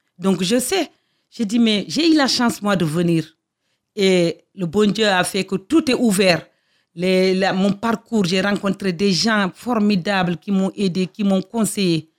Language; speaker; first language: French; non-native, local second language; Fula